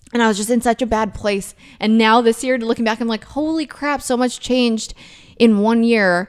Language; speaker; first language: English; native; English